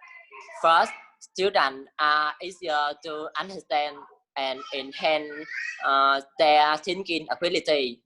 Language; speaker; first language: English; non-native, learner; Vietnamese